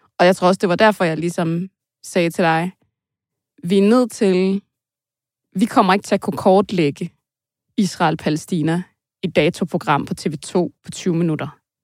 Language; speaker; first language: Danish; native; Danish